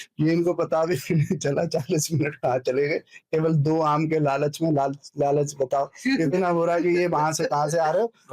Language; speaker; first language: Hindi; native; Hindi